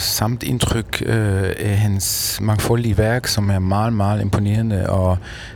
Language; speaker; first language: Danish; non-native, fluent; German